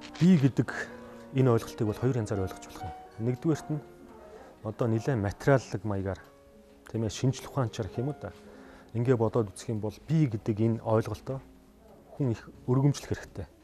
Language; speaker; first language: Mongolian; native; Mongolian